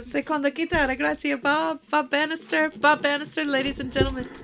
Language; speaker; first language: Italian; non-native, learner; English